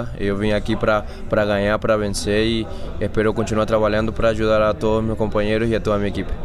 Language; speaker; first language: Portuguese; non-native, fluent; Spanish